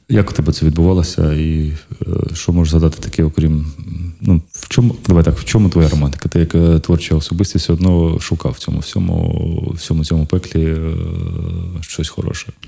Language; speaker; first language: Ukrainian; non-native, local second language; Russian